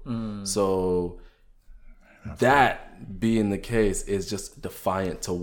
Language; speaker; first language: English; native; English